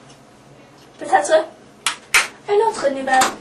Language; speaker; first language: French; non-native, learner; English